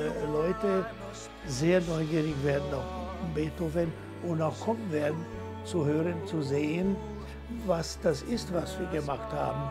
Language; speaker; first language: German; non-native, fluent; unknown